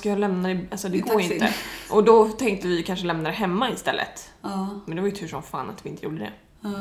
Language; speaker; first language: Swedish; native; Swedish